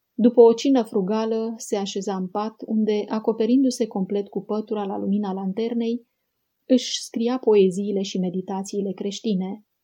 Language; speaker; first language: Romanian; native; Romanian